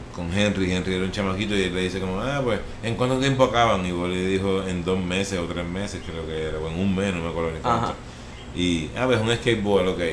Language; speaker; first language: Spanish; native; Spanish